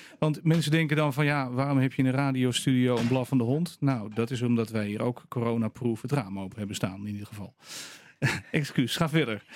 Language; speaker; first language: Dutch; native; Dutch